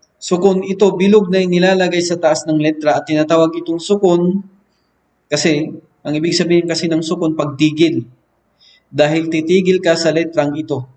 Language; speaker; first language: Filipino; non-native, local second language; Maranao